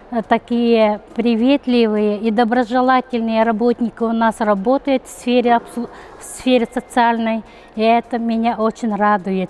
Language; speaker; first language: Russian; non-native, local second language; Yakut